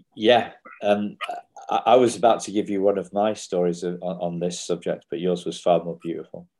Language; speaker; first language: English; native; English